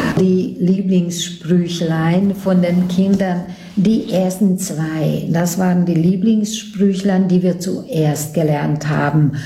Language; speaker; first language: German; native; German